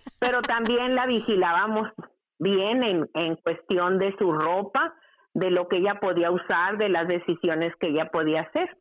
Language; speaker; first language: Spanish; native; Spanish